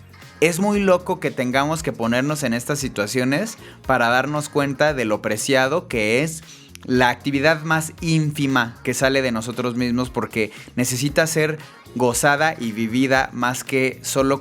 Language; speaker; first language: Spanish; native; Spanish